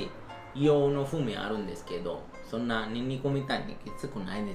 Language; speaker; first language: Japanese; non-native, fluent; Italian